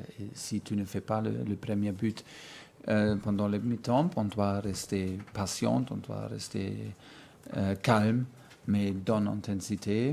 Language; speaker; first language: French; non-native, fluent; German